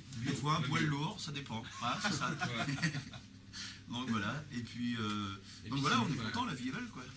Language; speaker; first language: French; native; French